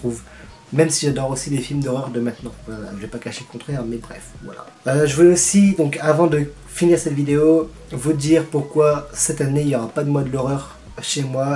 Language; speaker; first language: French; native; French